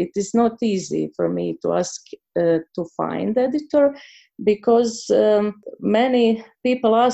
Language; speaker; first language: English; non-native, learner; Croatian